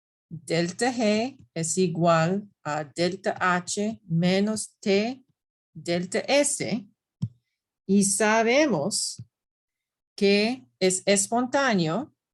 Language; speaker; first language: Spanish; non-native, fluent; English